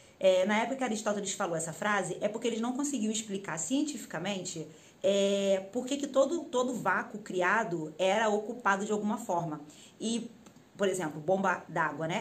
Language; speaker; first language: Portuguese; native; Portuguese